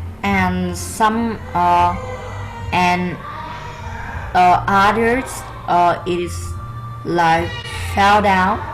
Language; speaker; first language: English; non-native, learner; Vietnamese